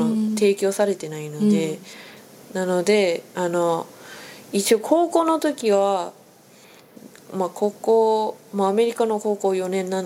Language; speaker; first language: Japanese; non-native, fluent; English